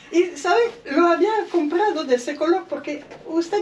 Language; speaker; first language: Spanish; non-native, fluent; French